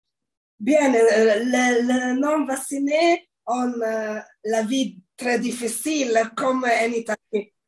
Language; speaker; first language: French; non-native, learner; Italian